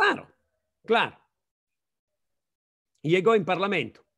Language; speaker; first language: Spanish; non-native, fluent; Italian